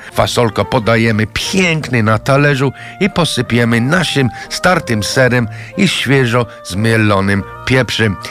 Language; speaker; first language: Polish; non-native, fluent; English